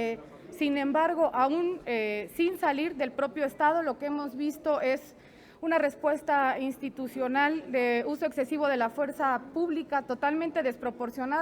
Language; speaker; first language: Spanish; native; Spanish